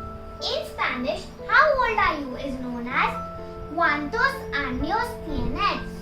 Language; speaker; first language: Spanish; non-native, learner; Hindi